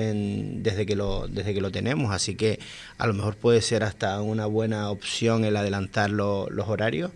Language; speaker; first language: Spanish; native; Spanish